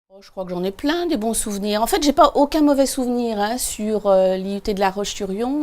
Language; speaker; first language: French; native; French